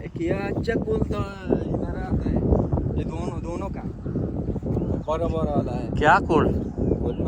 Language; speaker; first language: Hindi; non-native, learner; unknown